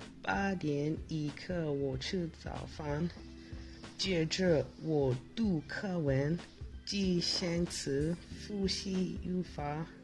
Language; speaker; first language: Chinese; non-native, learner; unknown